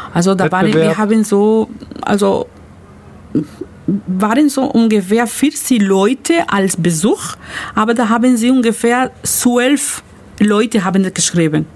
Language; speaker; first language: German; non-native, learner; Spanish